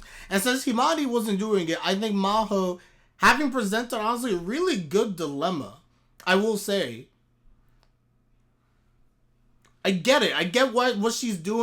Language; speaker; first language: English; native; English